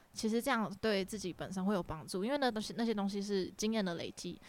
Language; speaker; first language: Chinese; native; Chinese